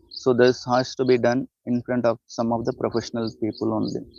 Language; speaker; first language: English; non-native, local second language; Telugu